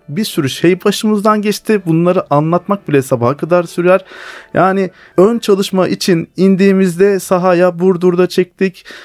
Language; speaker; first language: Turkish; native; Turkish